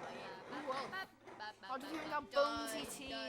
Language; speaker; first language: Welsh; non-native, local second language; English